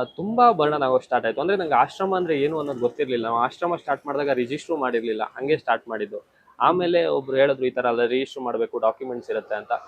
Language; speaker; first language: Kannada; native; Kannada